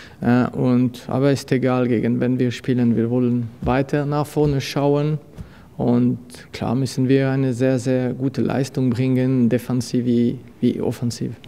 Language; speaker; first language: German; non-native, fluent; French